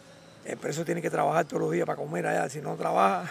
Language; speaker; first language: Spanish; native; Spanish